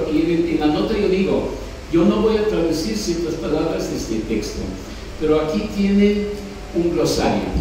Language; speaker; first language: Spanish; non-native, fluent; English